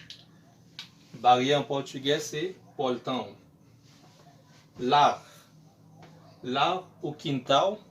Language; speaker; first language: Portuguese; non-native, learner; Haitian Creole